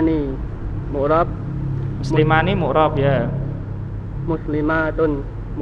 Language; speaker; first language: Arabic; non-native, learner; Indonesian